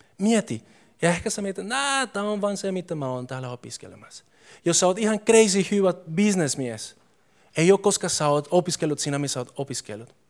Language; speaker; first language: Finnish; non-native, fluent; Spanish